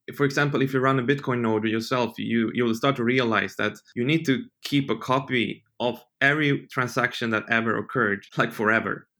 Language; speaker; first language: English; non-native, fluent; Swedish